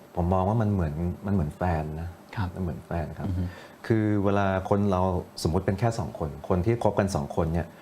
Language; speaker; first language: Thai; non-native, local second language; English